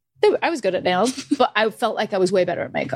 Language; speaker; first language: English; native; English